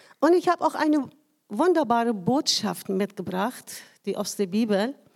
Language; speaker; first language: German; non-native, fluent; Persian